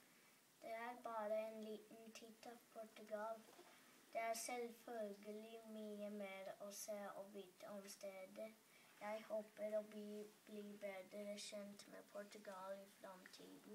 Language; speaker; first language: Norwegian; early bilingual, other home language; English